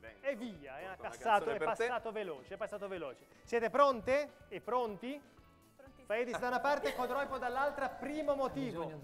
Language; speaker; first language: Italian; native; Italian